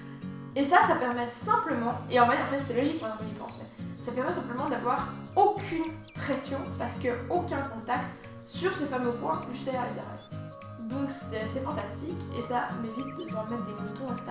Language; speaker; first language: French; native; French